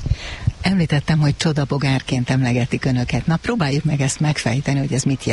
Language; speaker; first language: Hungarian; native; Hungarian